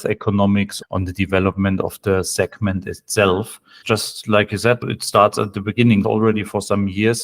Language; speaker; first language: English; non-native, fluent; German